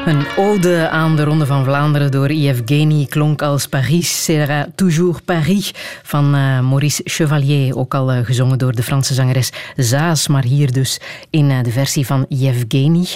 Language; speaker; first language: Dutch; native; Dutch